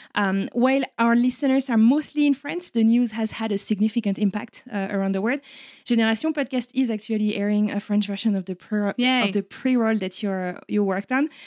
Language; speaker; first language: English; non-native, fluent; French